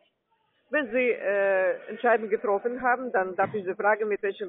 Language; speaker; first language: German; non-native, fluent; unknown